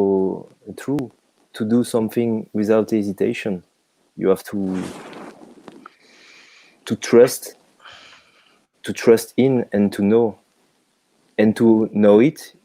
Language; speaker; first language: English; non-native, fluent; French